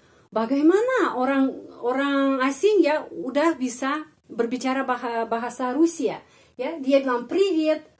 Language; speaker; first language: Indonesian; non-native, fluent; Russian